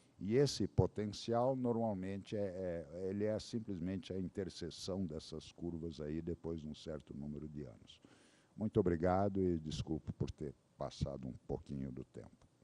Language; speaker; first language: Portuguese; native; Portuguese